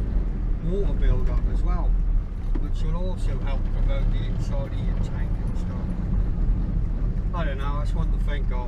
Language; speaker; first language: English; native; English